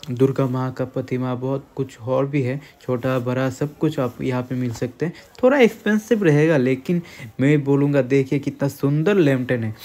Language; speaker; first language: Hindi; non-native, local second language; Bangla